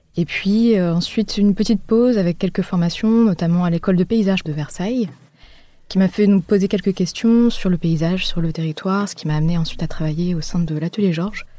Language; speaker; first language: French; native; French